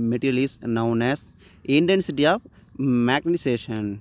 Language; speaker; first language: English; non-native, local second language; Tamil